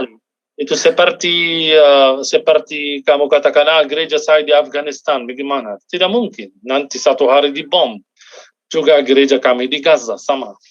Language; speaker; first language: Indonesian; non-native, fluent; Arabic